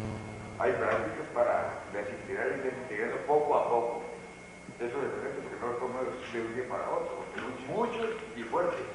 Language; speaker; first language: Spanish; native; Spanish